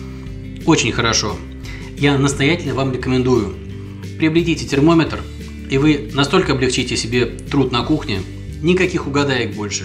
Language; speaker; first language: Russian; native; Russian